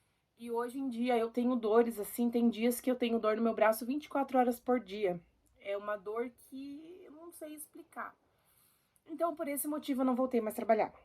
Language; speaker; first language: Portuguese; native; Portuguese